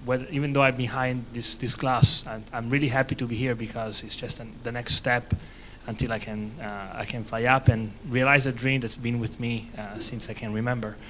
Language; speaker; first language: English; non-native, fluent; Italian